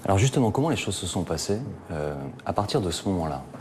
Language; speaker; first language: French; native; French